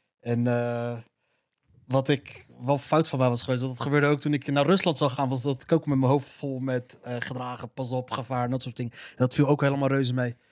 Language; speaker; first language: Dutch; early bilingual, other home language; Arabic